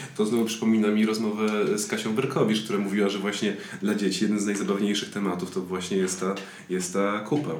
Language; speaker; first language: Polish; native; Polish